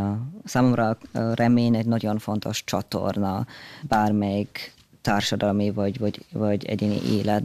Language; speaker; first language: Hungarian; non-native, fluent; German